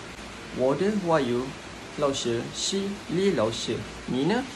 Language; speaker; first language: Chinese; non-native, learner; Malay